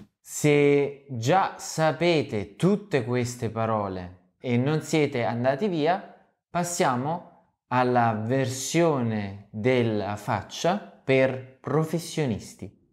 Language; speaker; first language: Italian; native; Italian